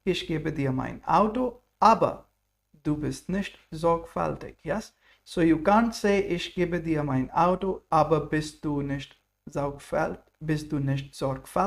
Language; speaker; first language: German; non-native, fluent; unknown